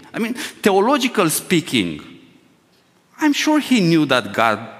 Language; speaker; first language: English; non-native, fluent; Romanian